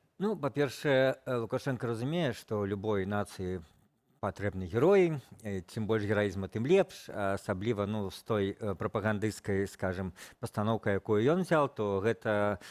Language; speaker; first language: Belarusian; non-native, local second language; Russian